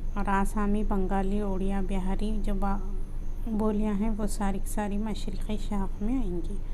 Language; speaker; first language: Urdu; native; Urdu